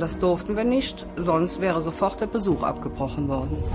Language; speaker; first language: German; native; German